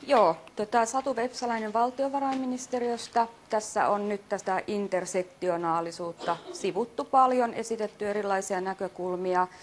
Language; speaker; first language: Finnish; native; Finnish